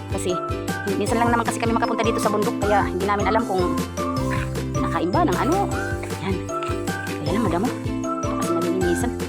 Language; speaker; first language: Filipino; non-native, local second language; Waray